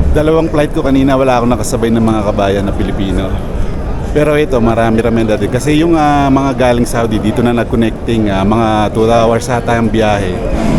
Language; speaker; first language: Filipino; non-native, local second language; Pampanga